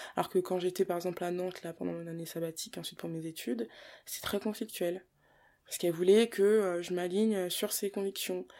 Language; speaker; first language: French; early bilingual, other home language; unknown